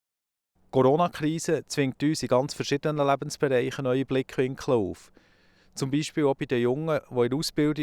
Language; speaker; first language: German; native; German